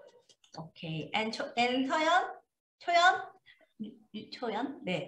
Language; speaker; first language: English; non-native, learner; Korean